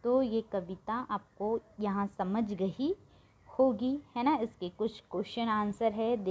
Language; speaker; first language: Hindi; non-native, local second language; Marathi